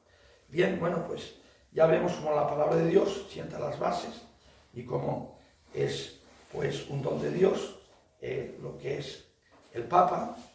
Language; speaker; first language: Spanish; native; Spanish